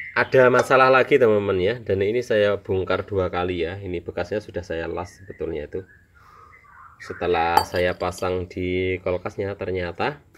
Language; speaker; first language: Indonesian; native; Indonesian